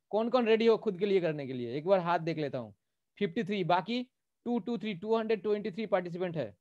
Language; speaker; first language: Hindi; non-native, local second language; Bangla